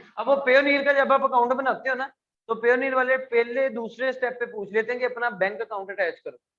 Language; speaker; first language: Urdu; non-native, local second language; Punjabi